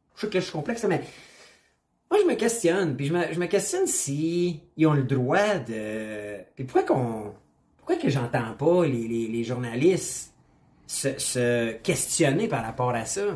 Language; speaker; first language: French; native; French